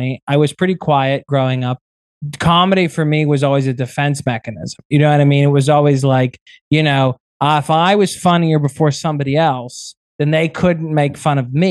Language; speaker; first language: English; native; English